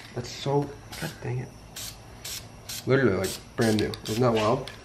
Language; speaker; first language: English; native; English